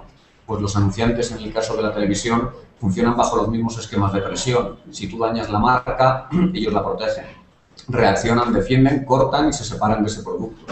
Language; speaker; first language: Spanish; native; Spanish